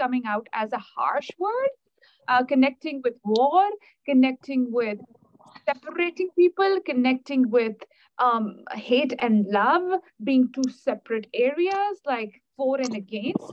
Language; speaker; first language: English; non-native, local second language; Urdu